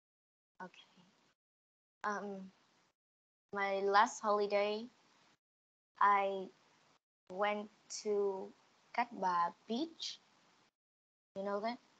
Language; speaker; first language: English; non-native, learner; Vietnamese